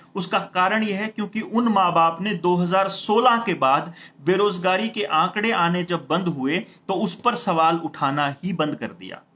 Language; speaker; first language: Hindi; native; Hindi